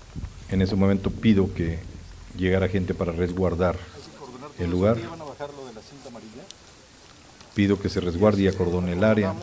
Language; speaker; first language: Spanish; native; Spanish